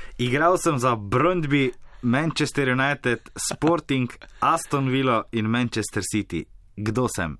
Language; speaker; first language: Slovenian; native; Slovenian